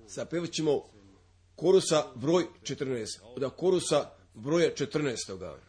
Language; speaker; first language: Serbian; early bilingual, heritage; Serbian